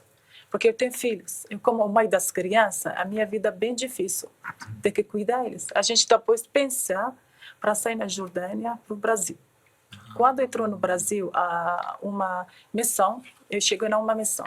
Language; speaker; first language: Portuguese; non-native, learner; Arabic